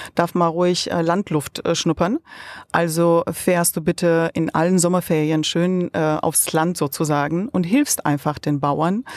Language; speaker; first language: German; non-native, fluent; Romanian